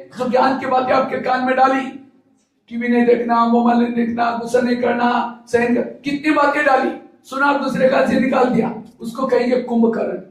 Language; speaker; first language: Hindi; non-native, local second language; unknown